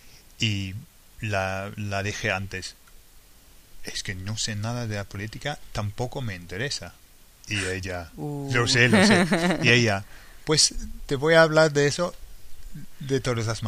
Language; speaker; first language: Spanish; non-native, fluent; English